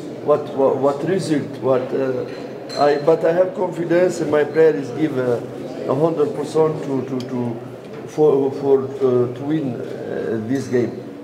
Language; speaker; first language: English; non-native, learner; Arabic